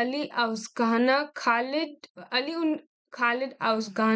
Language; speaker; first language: German; non-native, learner; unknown